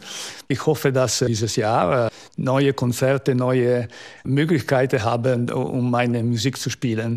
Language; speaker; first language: German; non-native, local second language; Italian